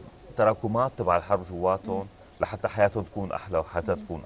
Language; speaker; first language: Arabic; native; Arabic